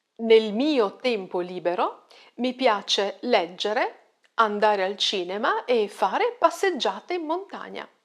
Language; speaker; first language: Italian; native; Italian